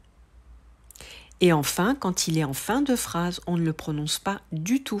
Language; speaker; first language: French; native; French